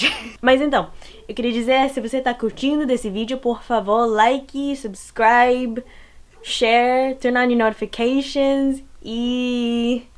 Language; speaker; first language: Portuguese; non-native, learner; English